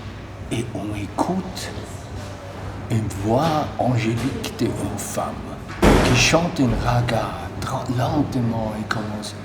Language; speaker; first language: French; non-native, learner; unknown